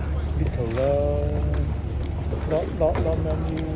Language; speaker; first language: English; non-native, learner; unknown